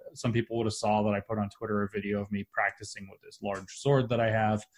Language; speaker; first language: English; native; English